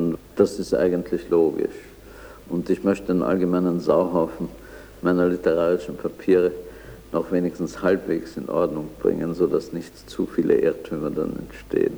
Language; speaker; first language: German; native; German